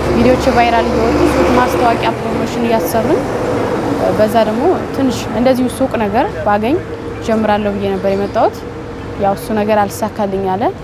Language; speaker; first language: Amharic; native; Amharic